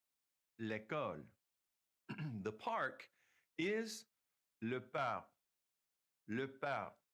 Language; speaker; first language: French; non-native, fluent; English